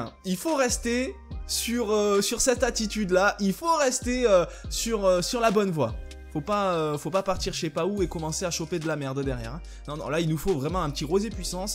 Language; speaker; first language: French; native; French